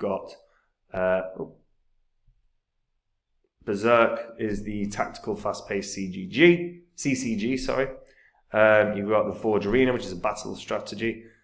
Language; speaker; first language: English; native; English